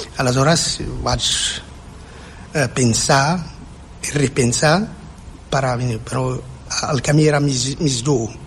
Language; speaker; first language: Catalan; non-native, learner; Central Atlas Tamazight